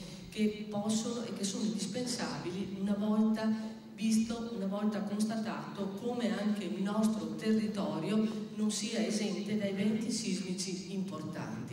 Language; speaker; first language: Italian; native; Italian